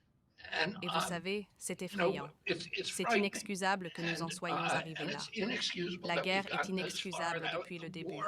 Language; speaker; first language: French; native; French